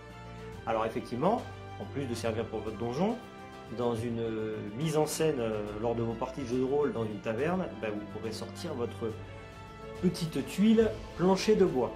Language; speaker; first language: French; native; French